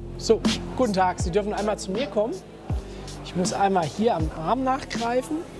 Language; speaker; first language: German; native; German